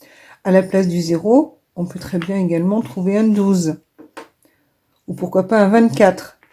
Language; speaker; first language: French; native; French